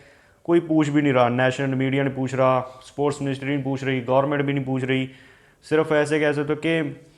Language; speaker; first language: Hindi; native; Hindi